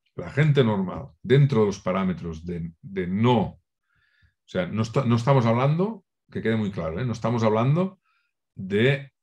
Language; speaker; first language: Spanish; non-native, local second language; Catalan